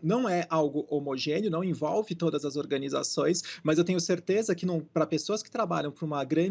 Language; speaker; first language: Portuguese; native; Portuguese